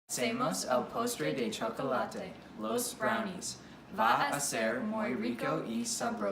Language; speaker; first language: Spanish; non-native, learner; English